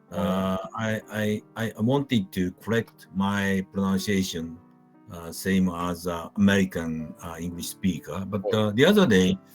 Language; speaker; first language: English; non-native, fluent; Japanese